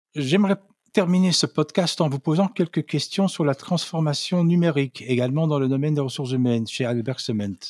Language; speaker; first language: French; non-native, local second language; Dutch